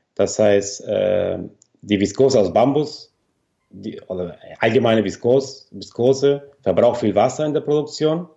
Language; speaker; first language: German; non-native, fluent; Spanish